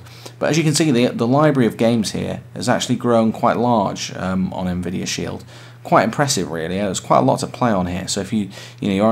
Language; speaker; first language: English; native; English